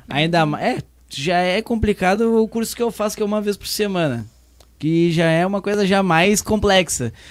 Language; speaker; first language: Portuguese; native; Portuguese